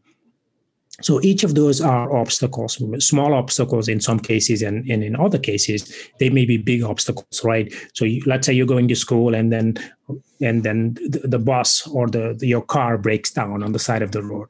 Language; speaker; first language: English; non-native, fluent; Wolof